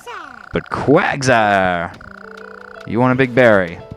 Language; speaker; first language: English; native; English